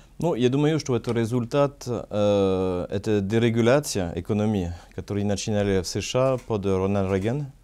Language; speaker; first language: Russian; non-native, learner; French